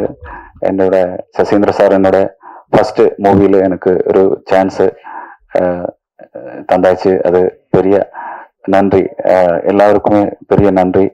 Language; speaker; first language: Tamil; non-native, learner; Malayalam